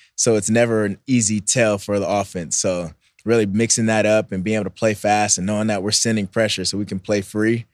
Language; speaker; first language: English; native; English